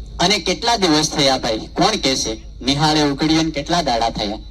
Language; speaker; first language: Gujarati; non-native, local second language; Bhili